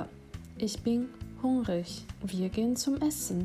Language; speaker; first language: German; non-native, fluent; Chinese